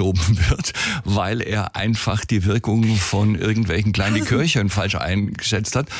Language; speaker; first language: German; native; German